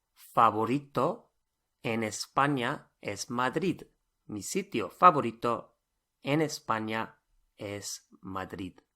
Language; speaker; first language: Spanish; non-native, fluent; English